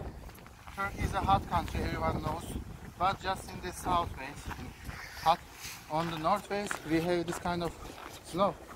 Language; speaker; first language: English; non-native, learner; Turkish